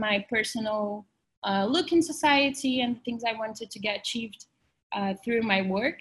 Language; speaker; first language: English; non-native, fluent; Portuguese